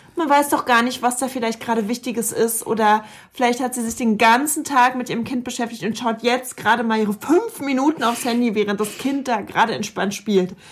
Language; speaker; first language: German; native; German